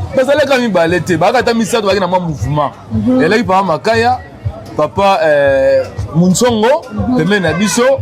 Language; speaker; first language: Lingala; non-native, local second language; Kongo